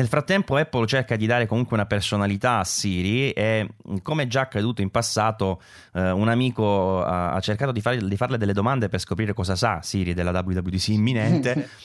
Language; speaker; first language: Italian; native; Italian